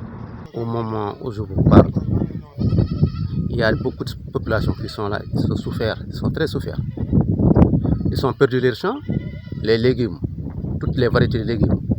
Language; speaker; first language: French; non-native, local second language; Wolof